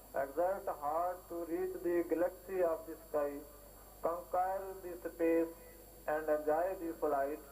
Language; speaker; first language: English; non-native, local second language; Urdu